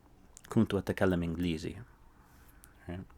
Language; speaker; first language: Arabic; non-native, fluent; English